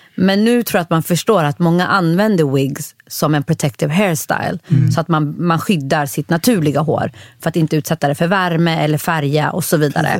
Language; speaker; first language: Swedish; native; Swedish